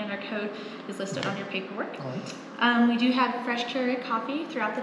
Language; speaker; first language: English; native; English